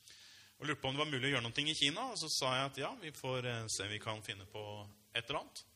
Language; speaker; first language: Norwegian; native; Norwegian